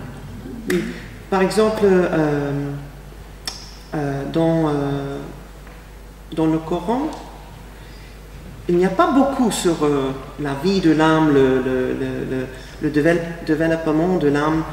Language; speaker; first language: French; non-native, fluent; English